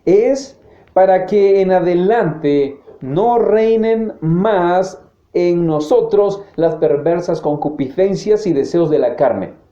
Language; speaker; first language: Spanish; native; Spanish